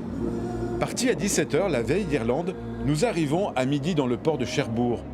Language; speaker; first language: French; native; French